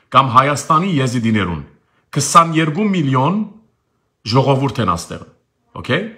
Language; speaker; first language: Armenian; early bilingual, heritage; Armenian